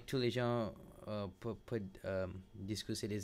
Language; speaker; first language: French; non-native, learner; English